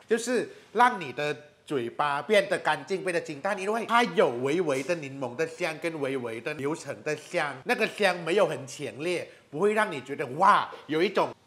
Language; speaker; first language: Chinese; non-native, fluent; Thai